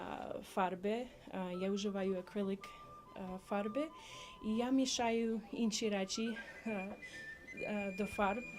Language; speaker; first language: Ukrainian; early bilingual, heritage; English